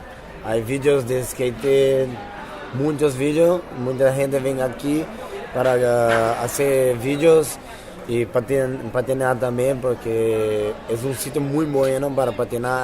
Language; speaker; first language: Spanish; non-native, fluent; Portuguese